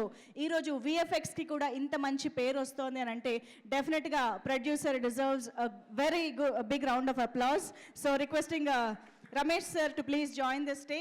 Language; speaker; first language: Telugu; native; Telugu